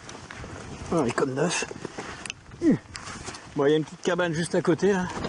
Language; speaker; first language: French; native; French